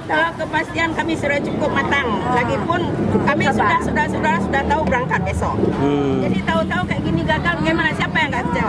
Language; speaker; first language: Indonesian; non-native, local second language; Achinese